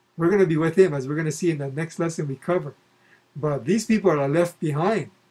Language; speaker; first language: English; native; English